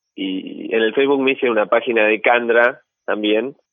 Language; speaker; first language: Spanish; native; Spanish